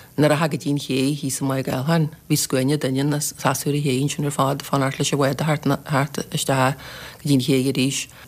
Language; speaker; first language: Irish; native; Irish